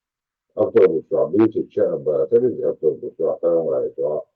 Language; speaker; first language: Russian; non-native, local second language; Chechen